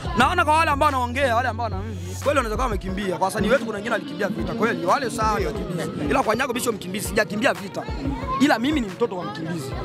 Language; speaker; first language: Swahili; non-native, local second language; Bembe